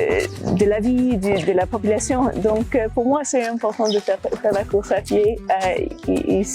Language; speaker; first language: French; non-native, fluent; English